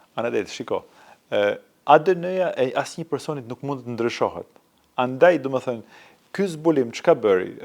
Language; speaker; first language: Albanian; native; Albanian